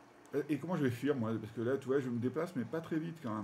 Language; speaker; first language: French; native; French